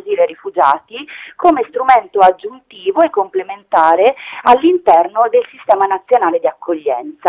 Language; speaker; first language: Italian; native; Italian